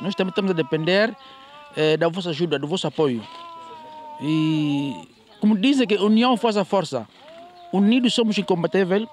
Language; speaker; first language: Portuguese; native; Portuguese